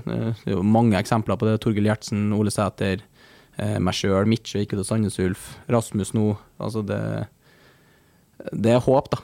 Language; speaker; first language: Norwegian; native; Norwegian